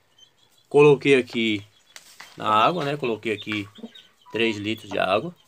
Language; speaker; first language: Portuguese; native; Portuguese